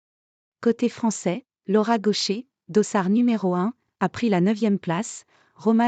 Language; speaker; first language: French; native; French